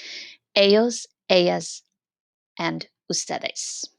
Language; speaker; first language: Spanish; non-native, fluent; English